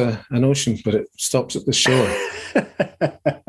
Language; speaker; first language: English; native; English